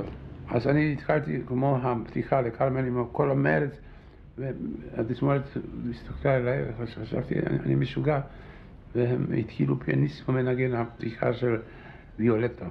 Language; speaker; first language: Hebrew; non-native, fluent; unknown